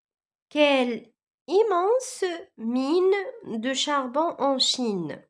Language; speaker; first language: French; non-native, local second language; Arabic